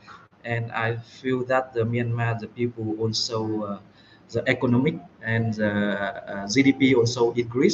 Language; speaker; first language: English; non-native, fluent; Vietnamese